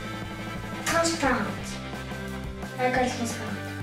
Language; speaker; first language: French; early bilingual, other home language; Russian